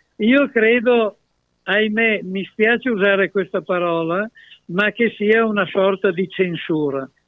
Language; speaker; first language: Italian; native; Italian